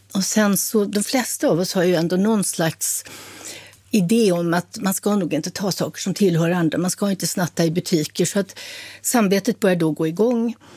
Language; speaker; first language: Swedish; native; Swedish